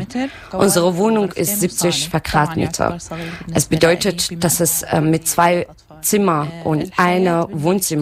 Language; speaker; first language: German; non-native, local second language; Arabic